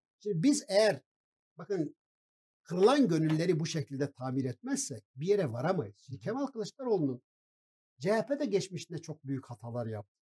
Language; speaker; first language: Turkish; non-native, local second language; Kurdish